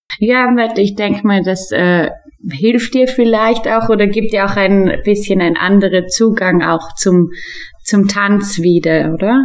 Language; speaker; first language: German; native; German